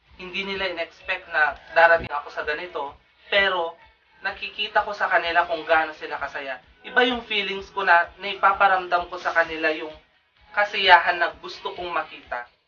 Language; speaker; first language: Filipino; non-native, local second language; Iloko